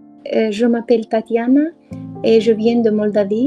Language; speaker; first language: French; non-native, learner; Romanian